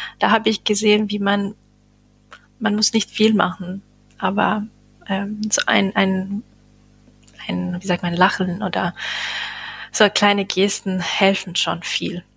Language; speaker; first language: German; non-native, fluent; Bosnian